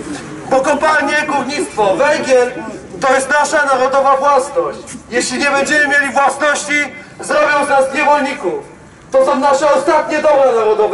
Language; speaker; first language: Polish; native; Polish